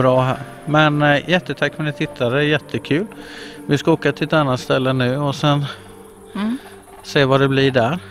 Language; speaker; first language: Swedish; native; Swedish